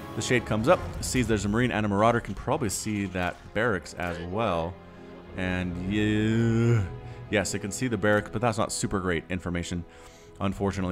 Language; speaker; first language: English; native; English